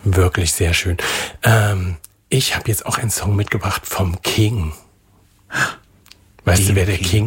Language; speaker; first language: German; native; German